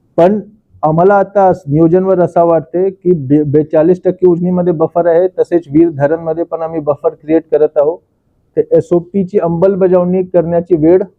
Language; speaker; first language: Marathi; non-native, local second language; Hindi